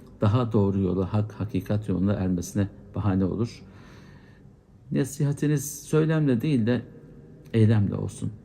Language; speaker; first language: Turkish; native; Turkish